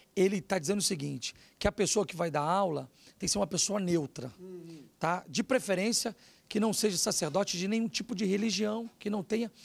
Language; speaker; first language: Portuguese; native; Portuguese